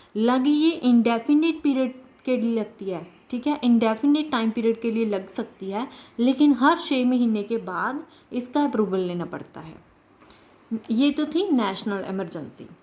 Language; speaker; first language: Hindi; native; Hindi